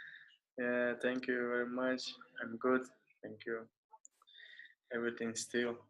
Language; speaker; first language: English; non-native, learner; Russian